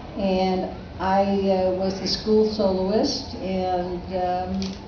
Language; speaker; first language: English; native; English